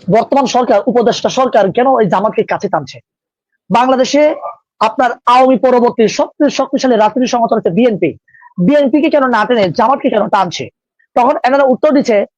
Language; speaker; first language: Bangla; non-native, local second language; Marma